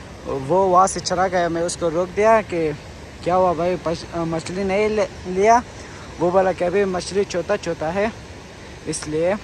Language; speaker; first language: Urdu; non-native, learner; Persian